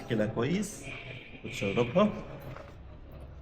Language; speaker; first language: Arabic; native; Arabic